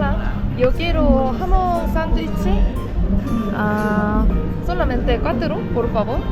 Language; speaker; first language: Spanish; non-native, learner; Korean